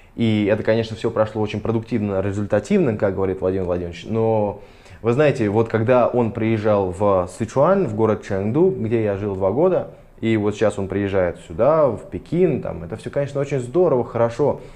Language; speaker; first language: Russian; native; Russian